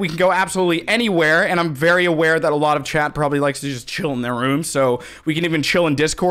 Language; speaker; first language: English; native; English